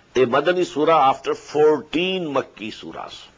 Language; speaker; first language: English; non-native, local second language; Urdu